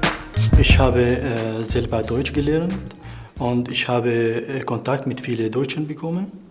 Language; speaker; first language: German; non-native, learner; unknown